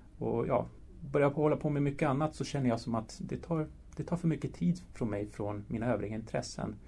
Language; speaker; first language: Swedish; early bilingual, other home language; Spanish